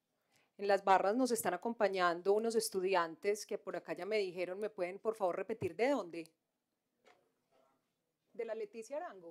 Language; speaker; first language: Spanish; native; Spanish